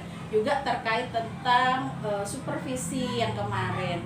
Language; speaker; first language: Indonesian; native; Indonesian